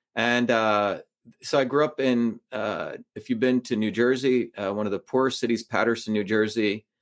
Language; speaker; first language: English; early bilingual, other home language; Tamil